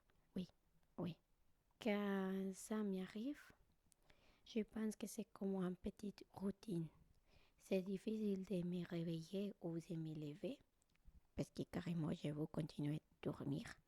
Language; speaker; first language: French; non-native, learner; Spanish